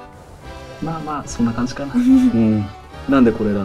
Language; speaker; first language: Japanese; native; Japanese